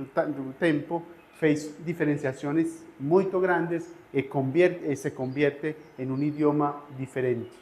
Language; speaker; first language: Portuguese; non-native, fluent; Spanish